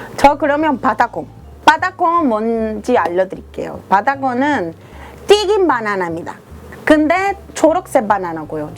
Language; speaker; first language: Korean; non-native, fluent; Spanish